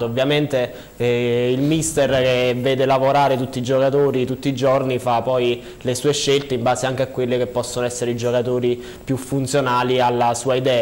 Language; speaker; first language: Italian; native; Italian